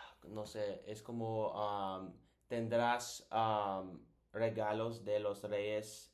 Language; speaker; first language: Spanish; non-native, learner; English